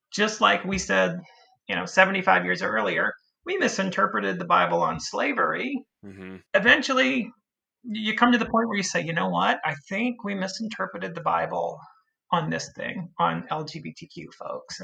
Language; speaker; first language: English; native; English